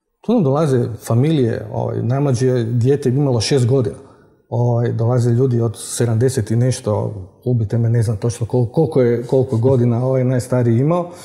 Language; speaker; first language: Croatian; native; Croatian